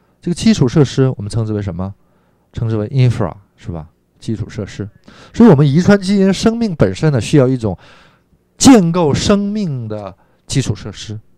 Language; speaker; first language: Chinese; non-native, fluent; Korean